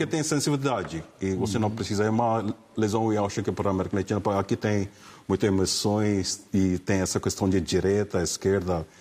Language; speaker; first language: Portuguese; non-native, fluent; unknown